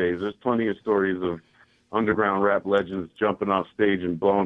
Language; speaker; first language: English; native; English